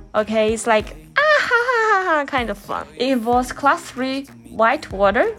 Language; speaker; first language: English; non-native, fluent; Chinese